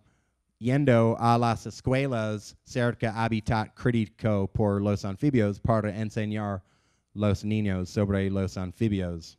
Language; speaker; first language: Spanish; non-native, learner; English